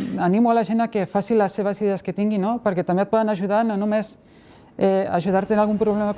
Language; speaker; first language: Catalan; native; Catalan